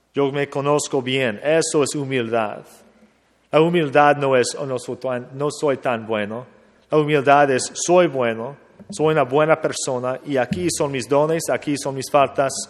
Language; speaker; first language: Spanish; non-native, fluent; English